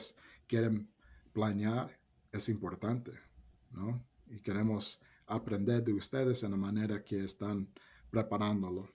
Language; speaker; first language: Spanish; early bilingual, heritage; Spanish